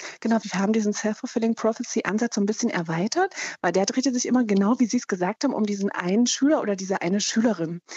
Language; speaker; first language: German; native; German